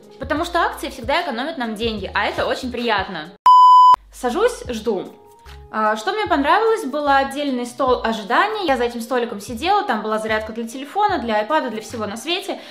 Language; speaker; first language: Russian; native; Russian